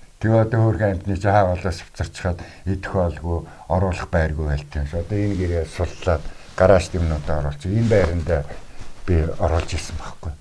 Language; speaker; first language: Mongolian; native; Mongolian